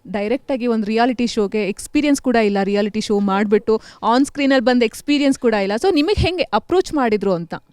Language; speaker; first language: Kannada; native; Kannada